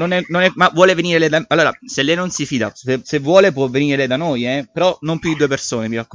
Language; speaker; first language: Italian; native; Italian